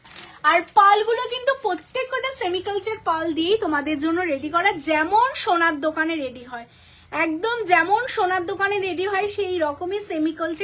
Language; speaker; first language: Bangla; native; Bangla